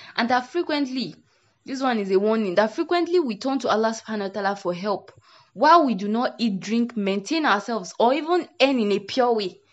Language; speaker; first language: English; non-native, local second language; Yoruba